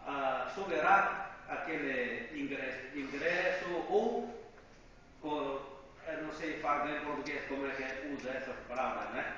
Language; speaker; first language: Portuguese; non-native, fluent; Chinese